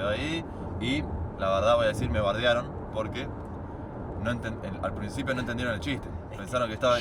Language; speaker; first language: Spanish; native; Spanish